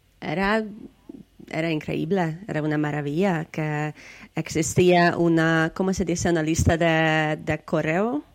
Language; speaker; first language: Spanish; non-native, learner; Hungarian